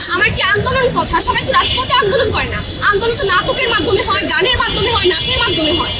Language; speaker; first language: Bangla; non-native, local second language; Chakma